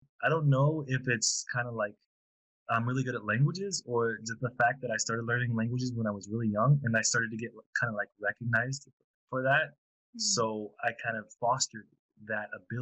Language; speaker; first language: English; native; English